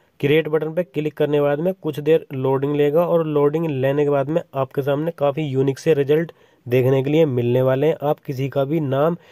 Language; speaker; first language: Hindi; native; Hindi